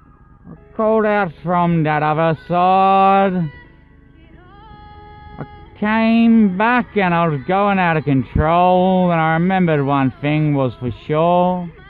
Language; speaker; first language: English; native; English